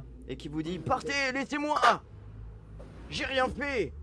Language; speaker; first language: French; native; French